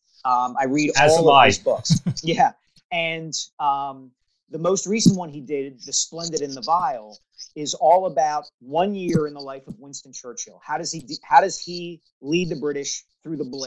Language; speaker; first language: English; native; English